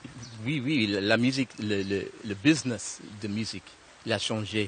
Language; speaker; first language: French; non-native, learner; English